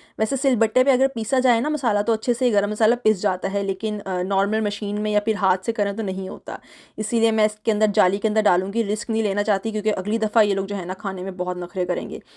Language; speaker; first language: Urdu; native; Urdu